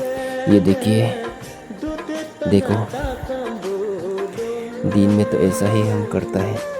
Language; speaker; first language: Hindi; non-native, local second language; Mising